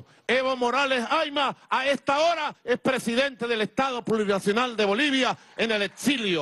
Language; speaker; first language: Spanish; native; Spanish